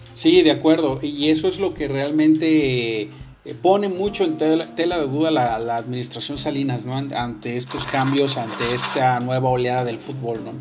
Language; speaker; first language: Spanish; native; Spanish